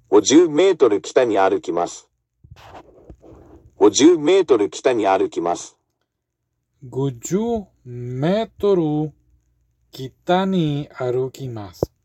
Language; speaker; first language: Japanese; non-native, learner; English